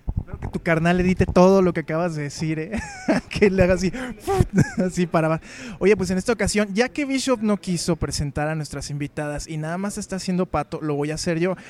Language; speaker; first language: Spanish; native; Spanish